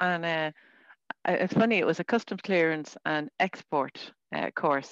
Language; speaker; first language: English; native; English